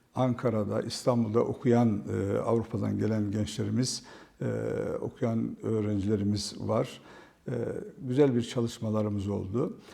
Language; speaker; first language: Turkish; native; Turkish